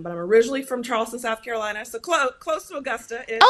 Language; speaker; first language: English; native; English